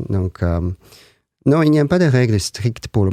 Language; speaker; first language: French; non-native, learner; Japanese